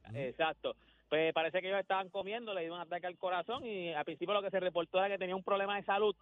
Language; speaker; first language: Spanish; native; Spanish